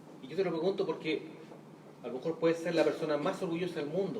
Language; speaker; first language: Spanish; native; Spanish